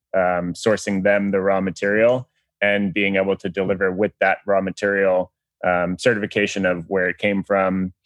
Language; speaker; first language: English; native; English